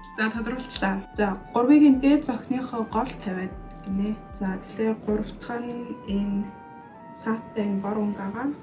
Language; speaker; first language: Mongolian; early bilingual, heritage; Mongolian